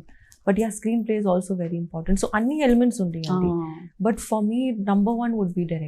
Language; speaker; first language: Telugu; non-native, learner; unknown